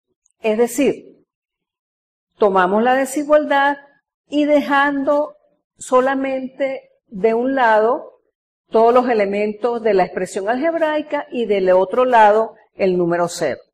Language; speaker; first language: Spanish; native; Spanish